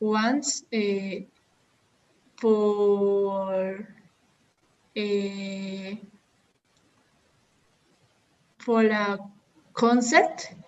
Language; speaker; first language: English; non-native, learner; Spanish